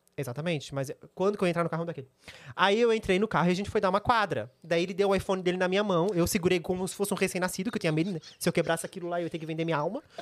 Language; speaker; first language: Portuguese; native; Portuguese